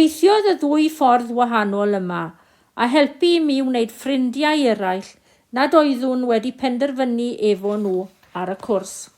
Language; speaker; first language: Welsh; non-native, local second language; English